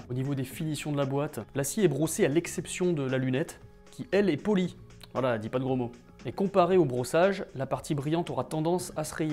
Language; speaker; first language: French; native; French